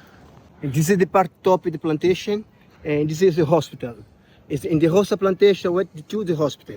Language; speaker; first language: English; non-native, learner; Portuguese